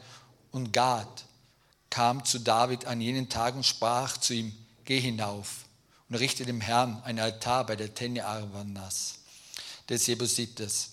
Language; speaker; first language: German; native; German